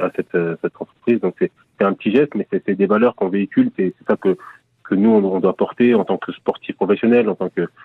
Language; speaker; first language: French; native; French